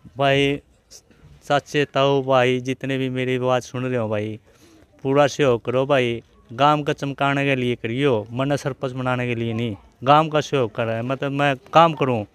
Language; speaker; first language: Hindi; native; Hindi